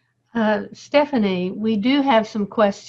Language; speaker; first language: English; native; English